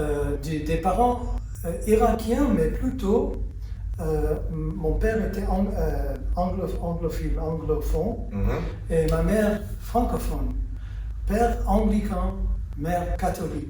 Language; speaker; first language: French; early bilingual, heritage; French